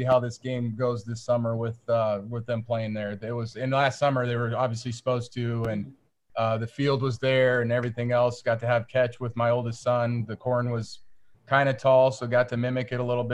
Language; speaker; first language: English; native; English